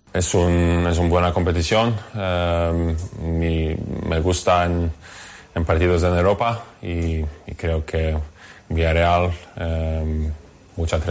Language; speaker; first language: Spanish; non-native, learner; Norwegian